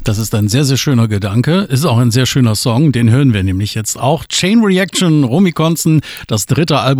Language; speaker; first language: German; native; German